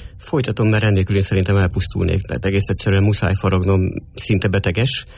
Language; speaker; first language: Hungarian; native; Hungarian